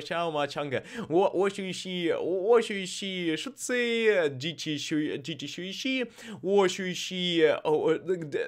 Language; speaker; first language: Chinese; non-native, learner; Russian